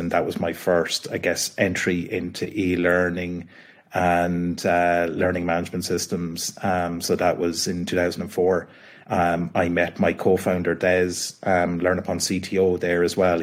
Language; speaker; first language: English; native; English